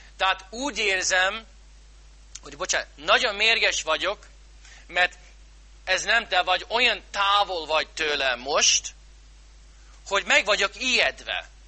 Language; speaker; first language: Hungarian; non-native, fluent; English